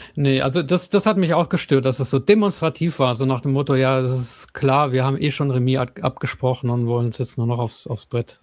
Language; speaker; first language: German; native; German